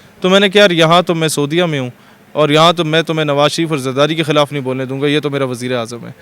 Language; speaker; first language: Urdu; non-native, local second language; Punjabi